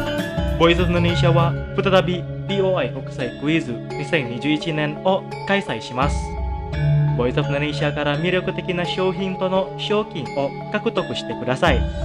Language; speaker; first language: Japanese; non-native, fluent; Indonesian